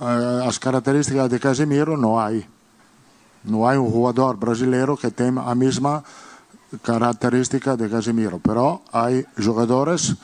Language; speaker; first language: Portuguese; non-native, learner; Spanish